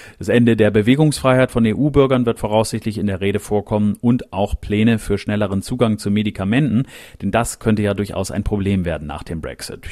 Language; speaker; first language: German; native; German